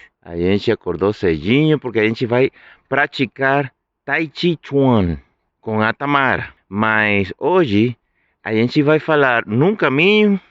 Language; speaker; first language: Portuguese; non-native, fluent; Spanish